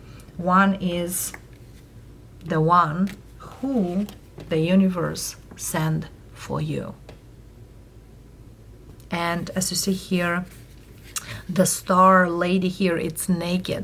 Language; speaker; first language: English; non-native, fluent; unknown